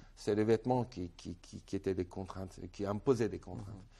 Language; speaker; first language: French; non-native, fluent; Persian